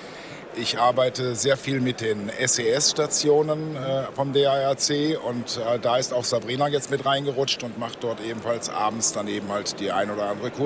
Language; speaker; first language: German; native; German